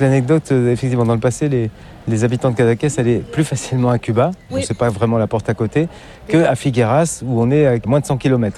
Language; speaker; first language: French; native; French